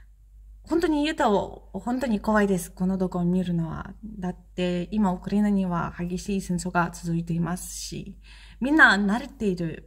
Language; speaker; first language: Japanese; non-native, fluent; Ukrainian